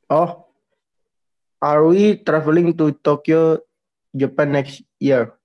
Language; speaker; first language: English; non-native, learner; Indonesian